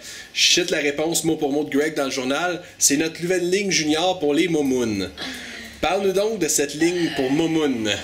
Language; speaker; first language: French; native; French